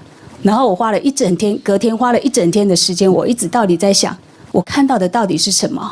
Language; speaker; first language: Chinese; native; Chinese